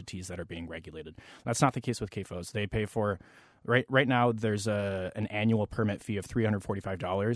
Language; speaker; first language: English; native; English